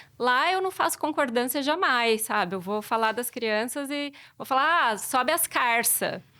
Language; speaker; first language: Portuguese; native; Portuguese